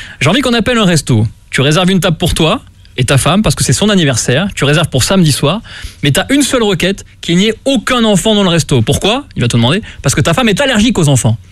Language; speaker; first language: French; native; French